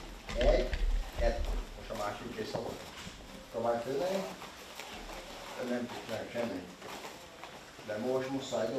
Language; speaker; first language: Hungarian; non-native, learner; Portuguese